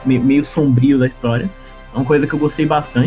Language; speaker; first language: Portuguese; native; Portuguese